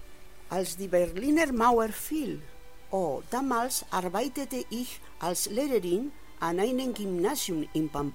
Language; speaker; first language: German; non-native, fluent; Spanish